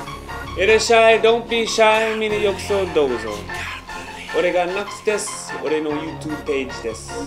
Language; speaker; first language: Japanese; non-native, learner; English